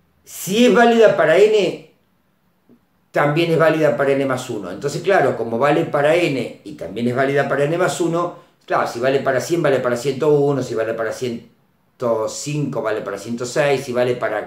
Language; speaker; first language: Spanish; native; Spanish